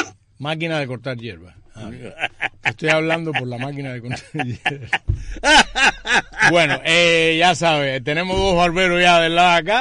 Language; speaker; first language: Spanish; native; Spanish